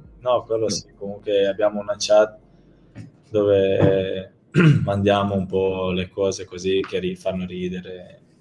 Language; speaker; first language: Italian; non-native, fluent; Croatian